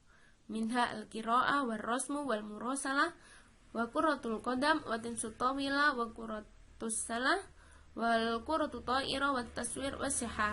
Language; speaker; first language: Arabic; non-native, fluent; Indonesian